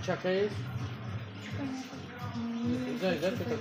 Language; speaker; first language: Russian; non-native, learner; Tajik